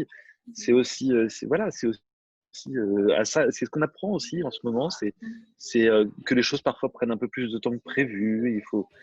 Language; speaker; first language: French; native; French